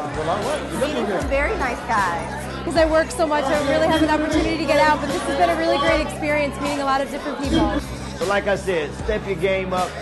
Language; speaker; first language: English; native; English